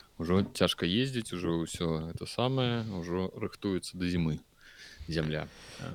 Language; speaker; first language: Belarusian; non-native, local second language; Russian